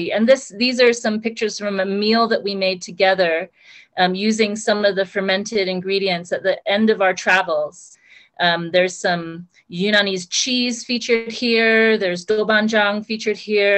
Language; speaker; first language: English; native; English